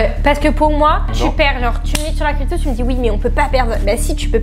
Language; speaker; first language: French; native; French